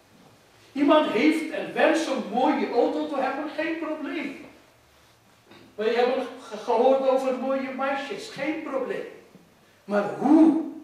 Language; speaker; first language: Dutch; non-native, fluent; Urdu